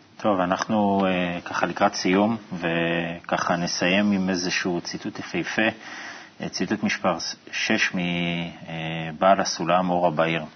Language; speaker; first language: Hebrew; native; Hebrew